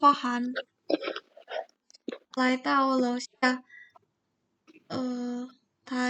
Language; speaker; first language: Chinese; non-native, learner; Indonesian